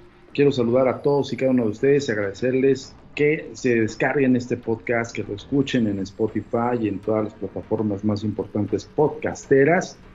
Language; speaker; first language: Spanish; native; Spanish